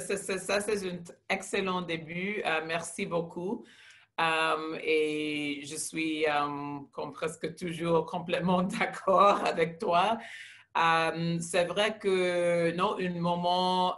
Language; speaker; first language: French; non-native, local second language; English